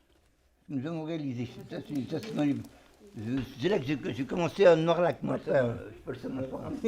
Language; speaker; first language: French; native; French